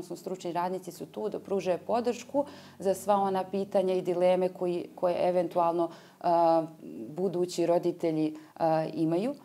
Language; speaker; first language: Croatian; native; Croatian